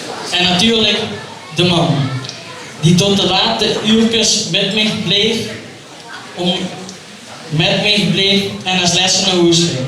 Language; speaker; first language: Dutch; native; Dutch